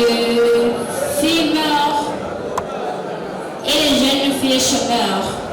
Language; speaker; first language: French; non-native, local second language; Rundi